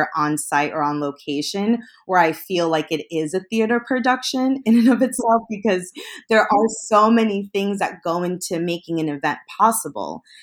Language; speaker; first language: English; early bilingual, other home language; Spanish